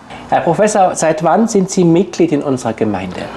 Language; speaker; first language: German; native; German